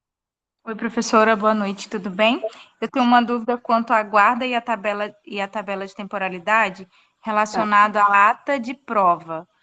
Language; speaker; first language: Portuguese; native; Portuguese